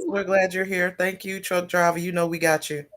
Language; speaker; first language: English; native; English